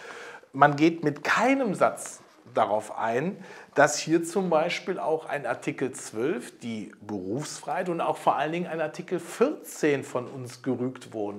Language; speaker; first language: German; native; German